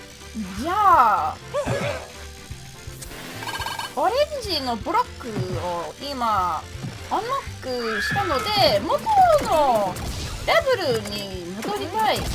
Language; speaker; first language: Japanese; non-native, learner; English